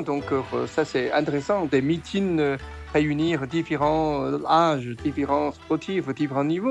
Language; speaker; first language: French; non-native, learner; Chinese